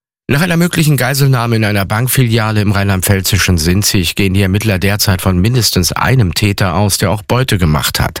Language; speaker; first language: German; native; German